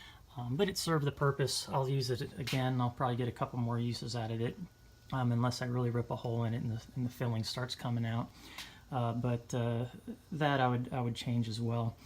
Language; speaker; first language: English; native; English